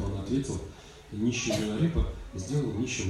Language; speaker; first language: Russian; native; Russian